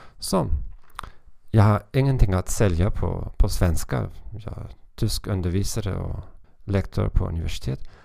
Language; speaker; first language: Swedish; non-native, learner; German